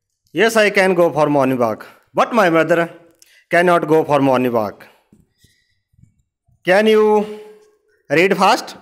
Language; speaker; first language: English; non-native, learner; Hindi